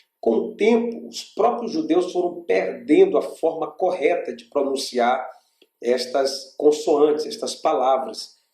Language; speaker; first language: Portuguese; native; Portuguese